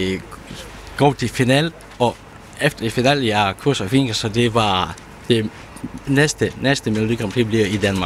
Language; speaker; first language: Danish; non-native, learner; Ukrainian